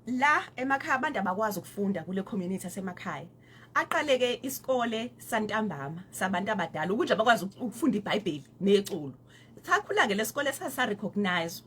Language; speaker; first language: Zulu; native; Zulu